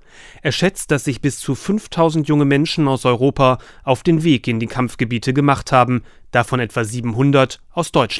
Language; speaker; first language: German; native; German